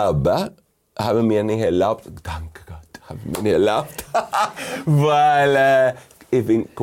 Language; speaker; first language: German; non-native, fluent; Spanish